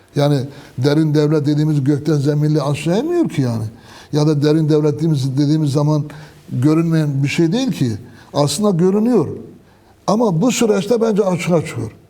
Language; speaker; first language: Turkish; non-native, local second language; Kurdish